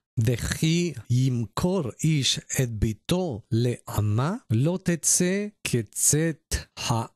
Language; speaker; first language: Hebrew; non-native, learner; Spanish